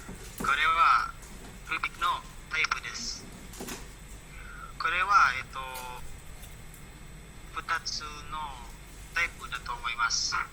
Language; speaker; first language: Japanese; non-native, learner; Indonesian